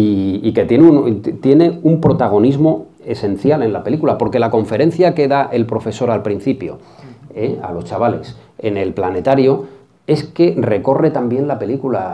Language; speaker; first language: Spanish; native; Spanish